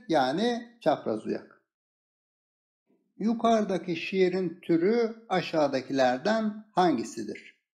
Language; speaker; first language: Turkish; native; Turkish